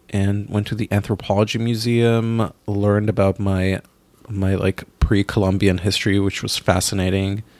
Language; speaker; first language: English; non-native, fluent; Hebrew